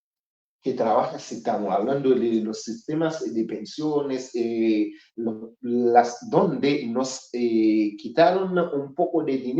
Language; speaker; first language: Spanish; non-native, fluent; Haitian Creole